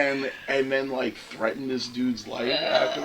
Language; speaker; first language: English; native; English